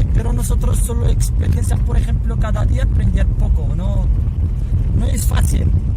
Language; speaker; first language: Spanish; non-native, learner; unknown